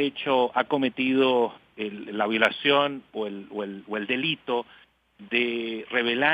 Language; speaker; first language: Spanish; native; Spanish